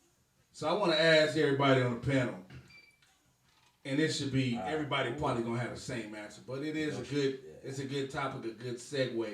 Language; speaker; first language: English; native; English